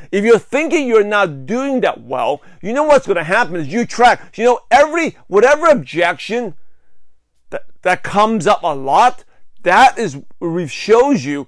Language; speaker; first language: English; native; English